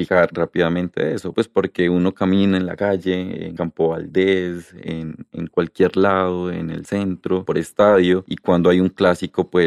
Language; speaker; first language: Spanish; native; Spanish